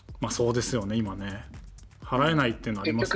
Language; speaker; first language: Japanese; native; Japanese